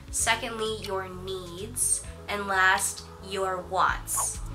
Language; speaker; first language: English; native; English